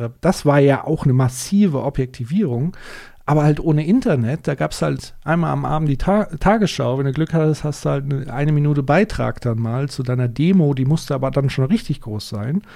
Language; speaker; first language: German; native; German